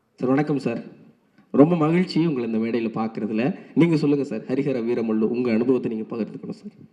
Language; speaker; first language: Tamil; native; Tamil